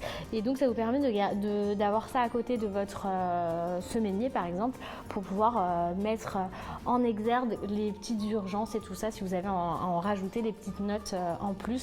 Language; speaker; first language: French; native; French